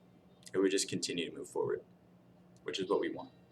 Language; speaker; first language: English; native; English